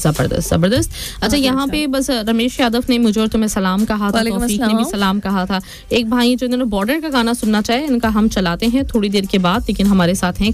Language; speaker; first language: Hindi; native; Hindi